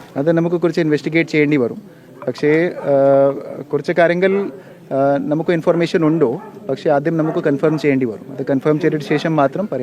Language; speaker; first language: Malayalam; non-native, learner; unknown